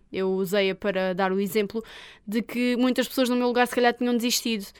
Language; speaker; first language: Portuguese; native; Portuguese